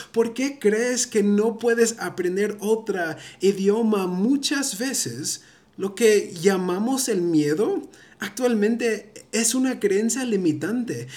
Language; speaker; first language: Spanish; early bilingual, heritage; Spanish